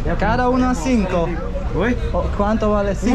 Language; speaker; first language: Portuguese; non-native, learner; Polish